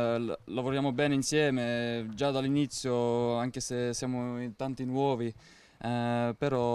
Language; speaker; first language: Italian; non-native, fluent; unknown